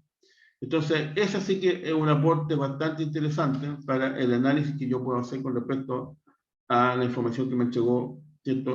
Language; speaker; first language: Spanish; native; Spanish